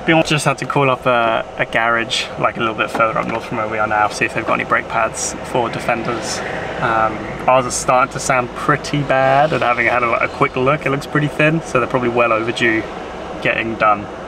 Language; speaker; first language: English; native; English